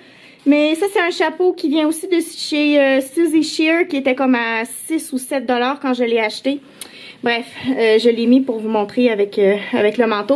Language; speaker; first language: French; native; French